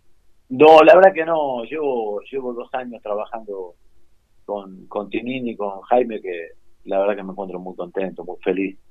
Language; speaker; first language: Spanish; native; Spanish